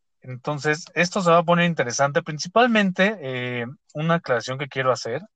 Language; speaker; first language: Spanish; native; Spanish